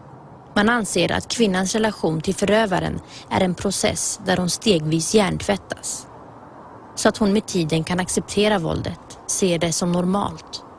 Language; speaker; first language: Swedish; native; Swedish